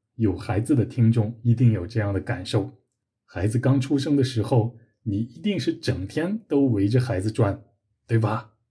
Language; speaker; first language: Chinese; native; Chinese